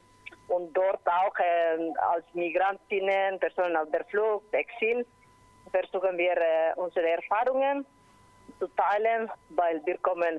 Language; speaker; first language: German; non-native, learner; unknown